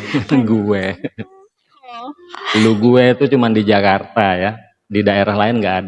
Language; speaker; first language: Indonesian; native; Indonesian